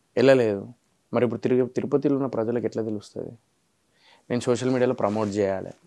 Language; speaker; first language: Telugu; native; Telugu